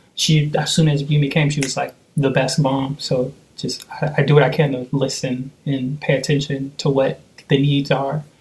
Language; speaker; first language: English; native; English